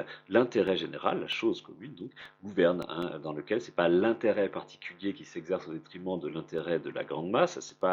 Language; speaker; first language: French; native; French